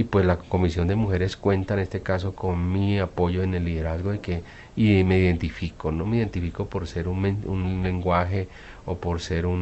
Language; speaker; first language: Spanish; native; Spanish